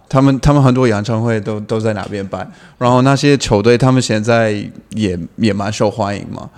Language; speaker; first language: Chinese; non-native, fluent; English